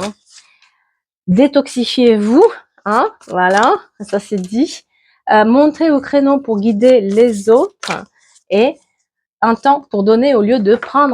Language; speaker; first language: French; native; French